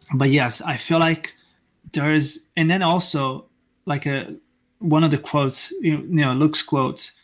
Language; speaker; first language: English; non-native, fluent; Italian